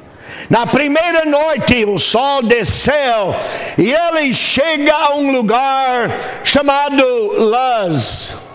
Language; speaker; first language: Portuguese; non-native, fluent; English